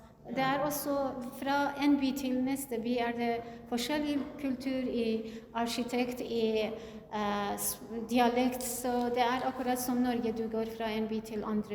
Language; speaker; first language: Norwegian; non-native, learner; Kurdish